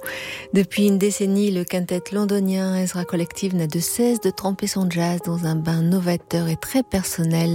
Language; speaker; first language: French; native; French